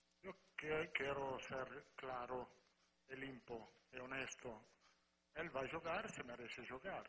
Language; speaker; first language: Portuguese; non-native, fluent; Spanish